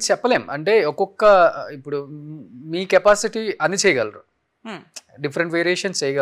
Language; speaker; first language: Telugu; native; Telugu